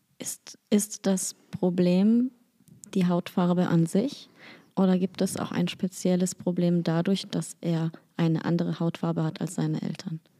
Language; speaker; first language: German; native; German